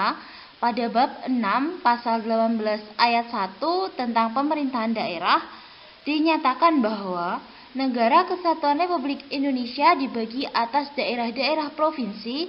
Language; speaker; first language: Indonesian; native; Indonesian